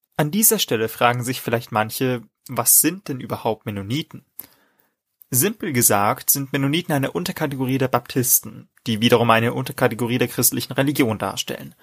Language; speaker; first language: German; native; German